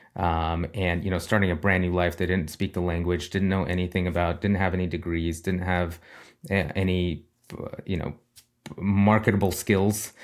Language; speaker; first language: English; early bilingual, other home language; Russian